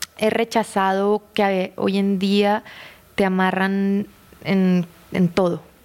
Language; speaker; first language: Spanish; native; Spanish